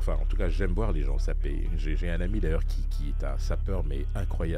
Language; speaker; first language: French; native; French